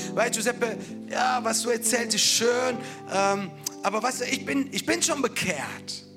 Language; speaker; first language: German; non-native, fluent; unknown